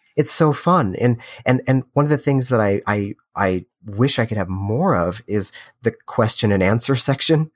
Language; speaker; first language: English; native; English